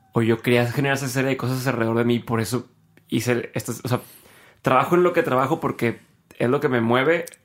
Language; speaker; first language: Spanish; native; Spanish